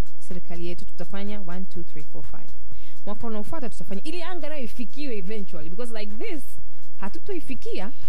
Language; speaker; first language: Swahili; native; Swahili